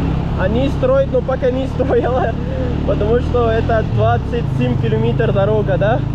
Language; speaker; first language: Russian; non-native, learner; Pashto